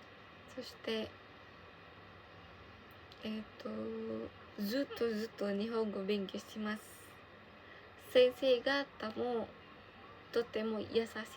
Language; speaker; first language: Japanese; non-native, learner; Indonesian